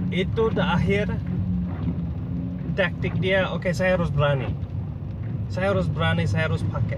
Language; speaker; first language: Indonesian; non-native, fluent; English